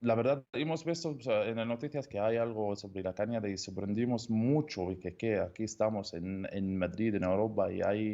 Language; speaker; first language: Spanish; non-native, learner; Arabic